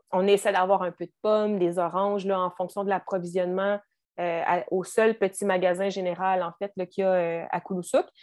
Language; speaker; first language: French; native; French